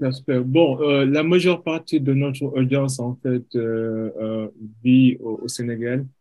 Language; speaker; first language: French; non-native, local second language; Wolof